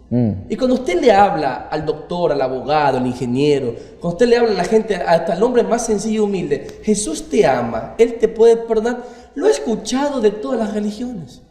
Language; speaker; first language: Spanish; native; Spanish